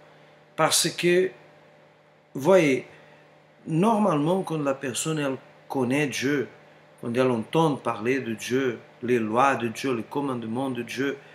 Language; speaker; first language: French; non-native, fluent; Portuguese